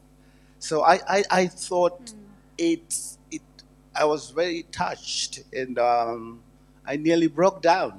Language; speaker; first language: English; non-native, local second language; Shona